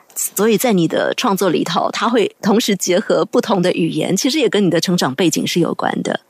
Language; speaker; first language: Chinese; native; Chinese